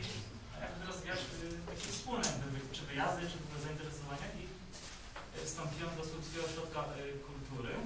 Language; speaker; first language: Polish; native; Polish